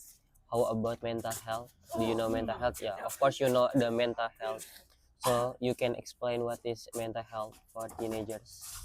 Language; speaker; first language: English; non-native, learner; Indonesian